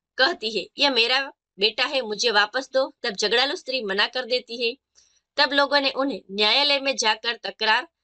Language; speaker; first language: Hindi; non-native, local second language; Gujarati